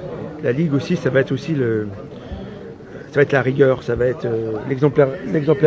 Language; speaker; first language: French; native; French